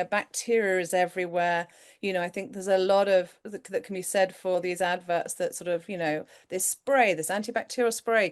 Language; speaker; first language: English; native; English